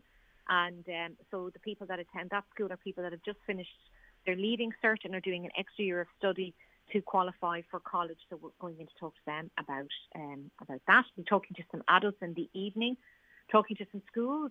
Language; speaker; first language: English; native; English